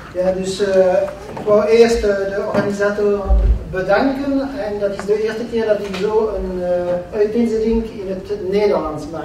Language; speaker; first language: Dutch; non-native, local second language; French